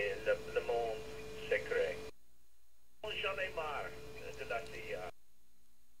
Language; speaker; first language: French; non-native, learner; English